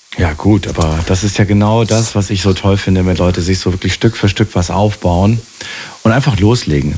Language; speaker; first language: German; native; German